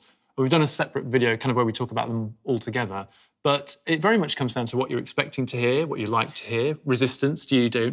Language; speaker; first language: English; native; English